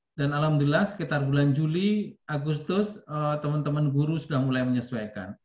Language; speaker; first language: Indonesian; native; Indonesian